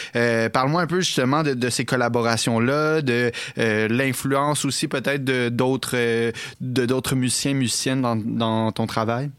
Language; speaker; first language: French; native; French